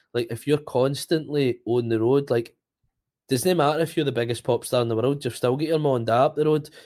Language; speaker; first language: English; native; English